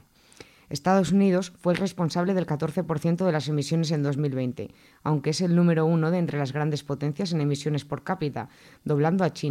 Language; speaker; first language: Spanish; native; Spanish